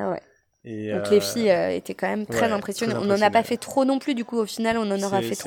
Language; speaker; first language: French; native; French